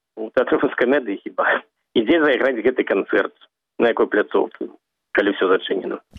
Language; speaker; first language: Belarusian; native; Belarusian